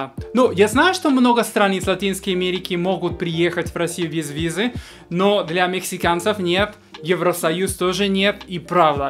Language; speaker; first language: Russian; non-native, fluent; Spanish